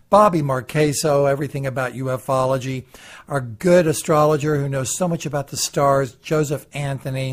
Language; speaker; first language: English; native; English